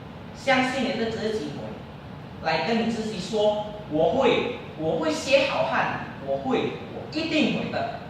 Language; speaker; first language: Chinese; non-native, learner; Indonesian